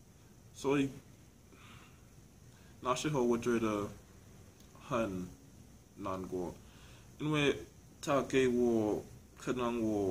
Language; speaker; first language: Chinese; non-native, learner; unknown